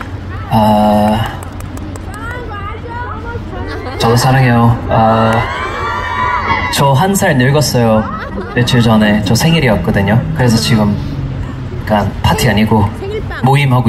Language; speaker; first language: Korean; non-native, fluent; English